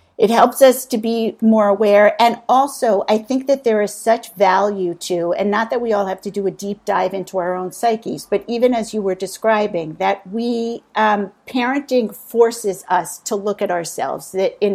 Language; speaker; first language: English; native; English